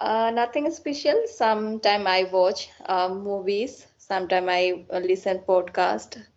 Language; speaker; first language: English; non-native, learner; Assamese